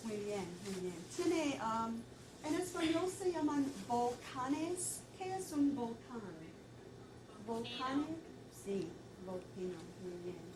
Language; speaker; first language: Spanish; non-native, fluent; English